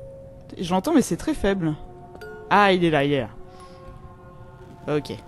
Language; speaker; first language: French; native; French